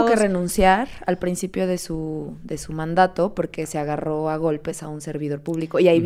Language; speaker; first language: Spanish; native; Spanish